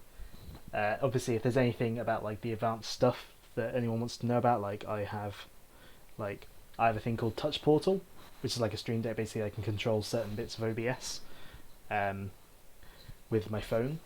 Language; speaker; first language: English; native; English